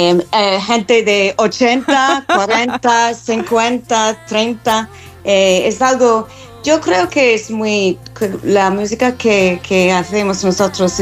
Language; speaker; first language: Spanish; non-native, fluent; English